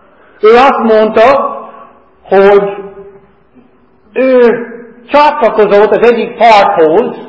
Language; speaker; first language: Hungarian; non-native, fluent; English